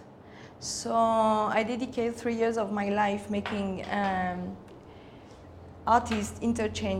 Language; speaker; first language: English; non-native, fluent; Spanish